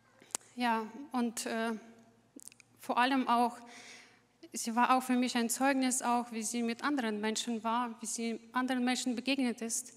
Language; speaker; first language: German; non-native, fluent; Russian